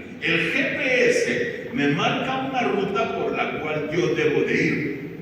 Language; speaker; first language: Spanish; native; Spanish